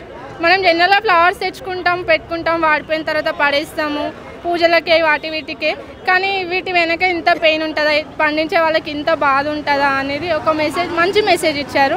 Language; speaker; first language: Telugu; native; Telugu